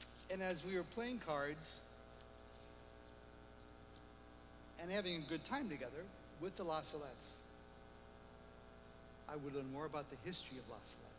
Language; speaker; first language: English; native; English